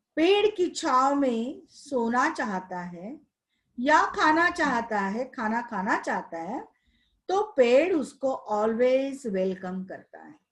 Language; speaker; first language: Hindi; non-native, local second language; Marathi